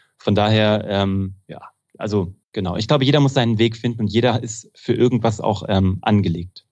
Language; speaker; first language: German; native; German